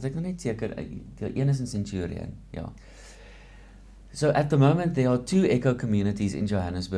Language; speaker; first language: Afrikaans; native; Afrikaans